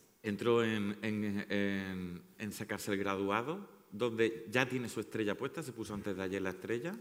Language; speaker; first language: Spanish; native; Spanish